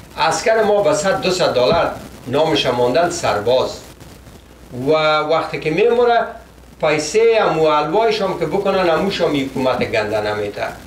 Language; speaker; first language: Persian; native; Persian